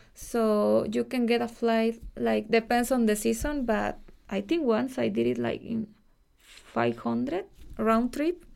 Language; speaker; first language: English; non-native, fluent; Spanish